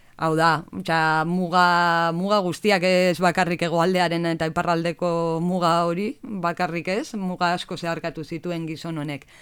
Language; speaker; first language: Basque; native; Basque